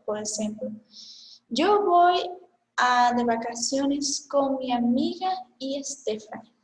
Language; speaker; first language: Portuguese; non-native, fluent; Spanish